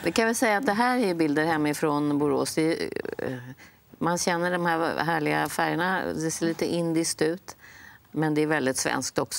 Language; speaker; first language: Swedish; native; Swedish